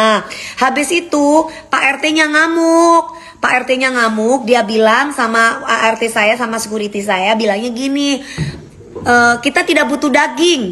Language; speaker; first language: Indonesian; native; Indonesian